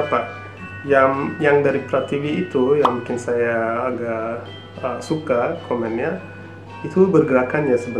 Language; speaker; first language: Indonesian; non-native, fluent; Turkish